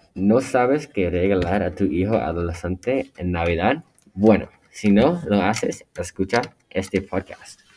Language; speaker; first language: Spanish; non-native, learner; English